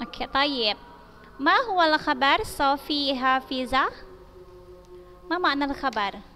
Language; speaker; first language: Arabic; non-native, fluent; Indonesian